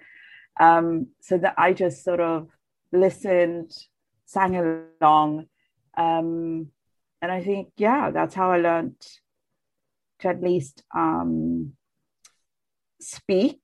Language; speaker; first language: English; non-native, fluent; Bangla